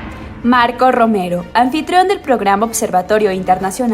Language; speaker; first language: Spanish; native; Spanish